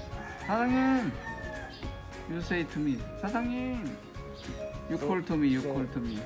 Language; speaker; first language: English; non-native, learner; Korean